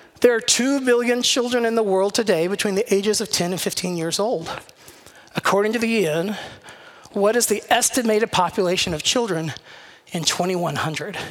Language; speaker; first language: English; native; English